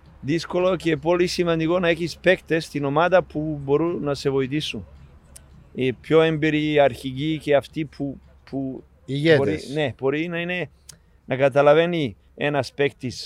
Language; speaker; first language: Greek; non-native, learner; Serbian